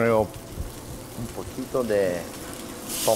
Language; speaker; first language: Spanish; non-native, learner; English